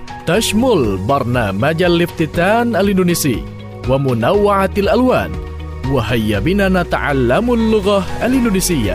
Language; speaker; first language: Arabic; non-native, fluent; Indonesian